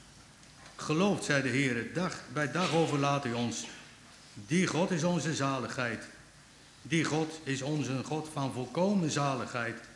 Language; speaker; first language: Dutch; native; Dutch